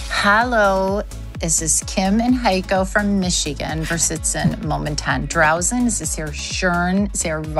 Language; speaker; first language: German; non-native, learner; English